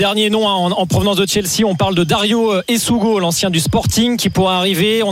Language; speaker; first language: French; native; French